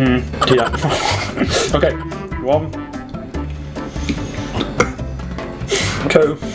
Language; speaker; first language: Indonesian; non-native, learner; English